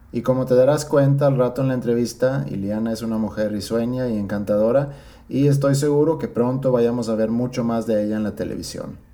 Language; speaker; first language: Spanish; non-native, fluent; Swedish